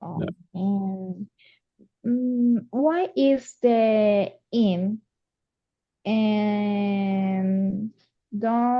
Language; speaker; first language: English; non-native, learner; Spanish